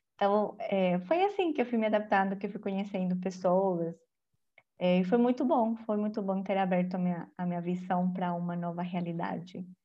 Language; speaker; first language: Portuguese; non-native, fluent; Spanish